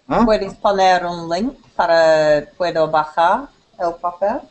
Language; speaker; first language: Spanish; non-native, learner; English